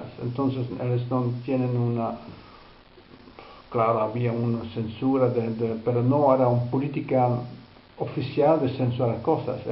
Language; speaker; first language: Spanish; non-native, fluent; Dutch